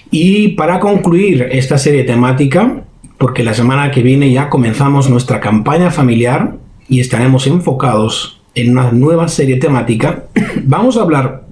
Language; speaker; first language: Spanish; native; Spanish